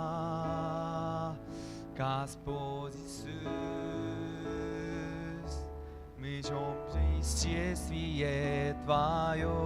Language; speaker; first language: Russian; non-native, learner; Korean